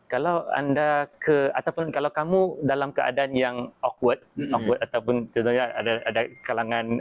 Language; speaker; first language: Malay; native; Malay